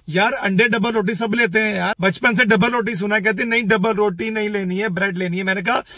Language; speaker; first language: Urdu; native; Urdu